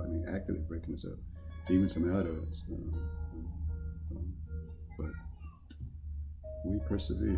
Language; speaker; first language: English; native; English